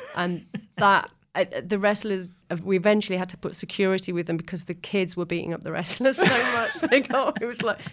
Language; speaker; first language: English; native; English